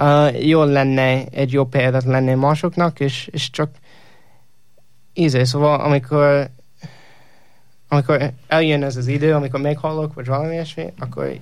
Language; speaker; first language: Hungarian; non-native, learner; English